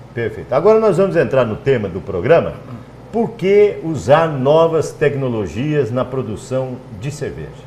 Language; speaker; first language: Portuguese; native; Portuguese